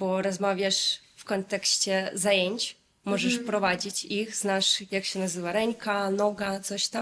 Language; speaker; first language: Polish; non-native, fluent; Russian